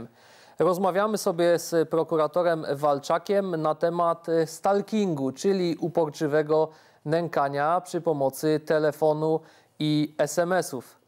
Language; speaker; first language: Polish; native; Polish